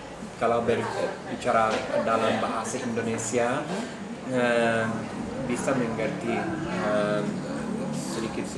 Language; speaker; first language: Indonesian; non-native, learner; English